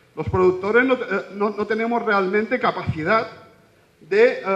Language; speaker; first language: Spanish; non-native, local second language; Catalan